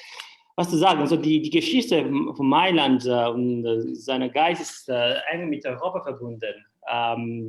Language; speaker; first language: German; non-native, learner; Italian